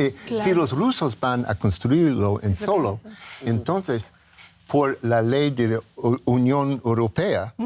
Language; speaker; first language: Spanish; non-native, learner; English